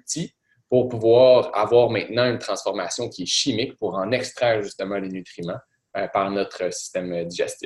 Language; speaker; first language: French; native; French